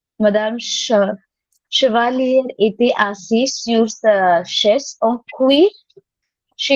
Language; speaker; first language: French; non-native, learner; Hindi